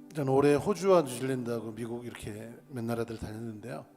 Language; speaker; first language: Korean; native; Korean